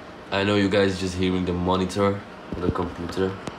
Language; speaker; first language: English; non-native, fluent; Slovak